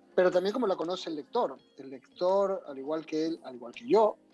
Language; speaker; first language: Spanish; native; Spanish